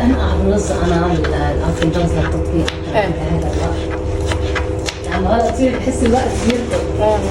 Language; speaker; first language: Arabic; native; Arabic